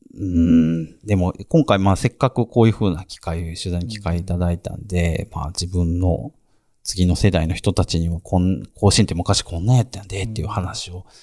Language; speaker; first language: Japanese; native; Japanese